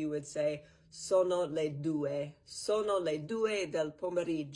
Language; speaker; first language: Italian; non-native, fluent; English